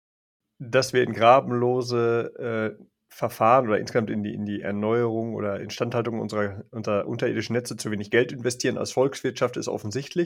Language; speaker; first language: German; native; German